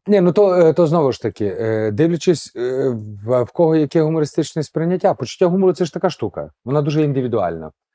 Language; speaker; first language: Ukrainian; native; Ukrainian